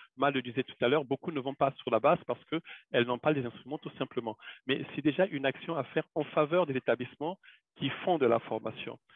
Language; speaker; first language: French; non-native, local second language; Wolof